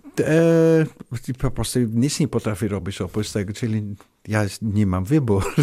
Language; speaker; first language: Polish; non-native, learner; English